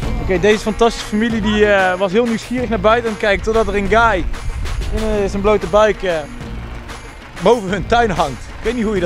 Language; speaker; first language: Dutch; native; Dutch